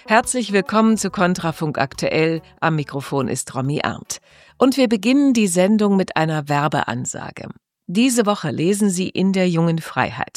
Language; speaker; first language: German; native; German